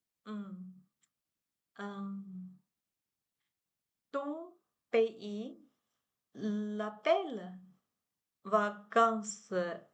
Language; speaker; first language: French; non-native, learner; Chinese